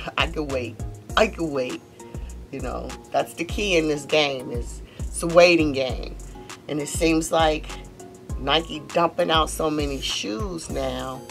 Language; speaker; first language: English; native; English